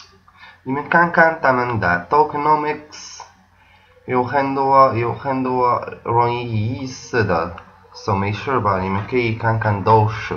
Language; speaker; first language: Chinese; non-native, learner; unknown